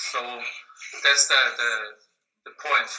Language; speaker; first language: English; non-native, learner; German